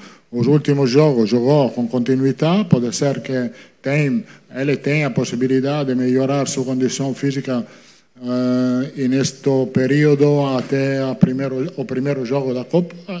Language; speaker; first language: Portuguese; non-native, fluent; Italian